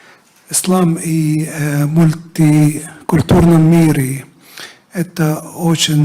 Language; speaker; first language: Russian; non-native, fluent; Arabic